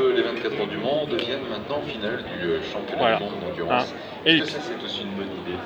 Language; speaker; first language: French; native; French